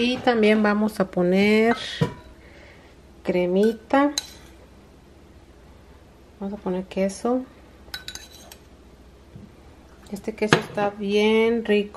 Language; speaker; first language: Spanish; native; Spanish